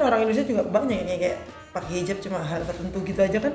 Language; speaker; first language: Indonesian; native; Indonesian